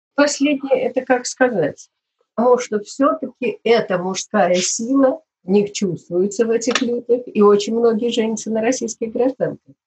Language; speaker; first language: Russian; native; Russian